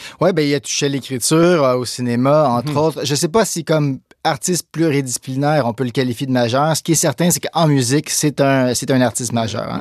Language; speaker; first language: French; native; French